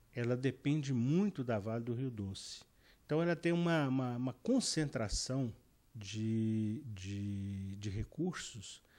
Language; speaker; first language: Portuguese; native; Portuguese